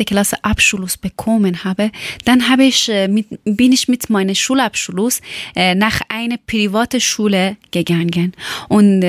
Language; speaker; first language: German; non-native, learner; Persian